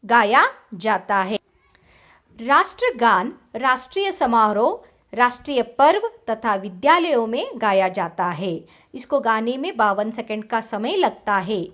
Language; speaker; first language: Hindi; non-native, local second language; Kannada